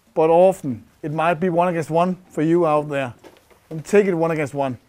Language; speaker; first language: English; non-native, fluent; Danish